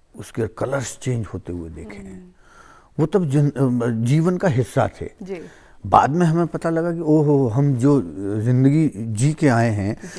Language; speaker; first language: Hindi; native; Hindi